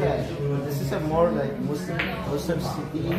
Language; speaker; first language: English; non-native, learner; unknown